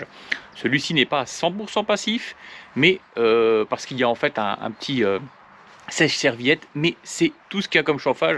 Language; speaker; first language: French; native; French